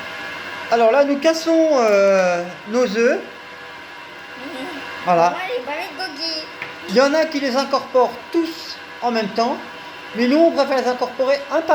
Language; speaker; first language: French; native; French